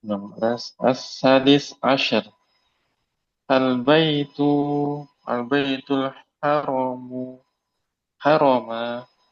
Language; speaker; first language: Arabic; non-native, learner; Indonesian